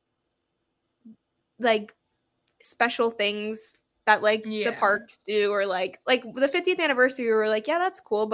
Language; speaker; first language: English; native; English